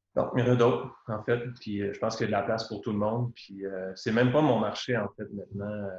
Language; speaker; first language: French; native; French